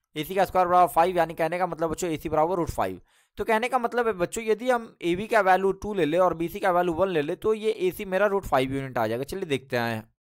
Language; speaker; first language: Hindi; native; Hindi